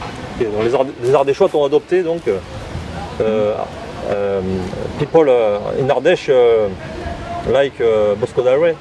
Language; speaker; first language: French; native; French